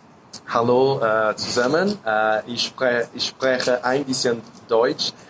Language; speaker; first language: German; non-native, learner; Portuguese